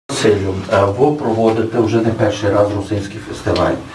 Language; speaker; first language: Ukrainian; native; Ukrainian